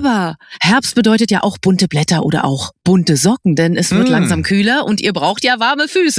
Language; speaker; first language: German; native; German